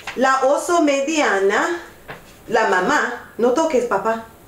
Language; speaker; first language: Spanish; non-native, learner; English